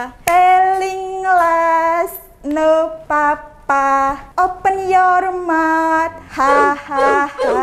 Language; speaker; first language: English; non-native, learner; Indonesian